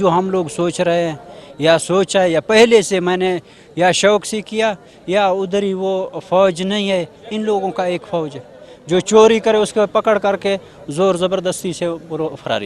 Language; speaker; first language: Hindi; non-native, local second language; Baluchi